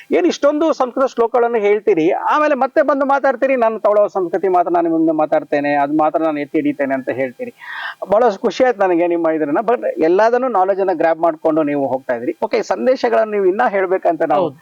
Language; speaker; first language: Kannada; non-native, local second language; Tulu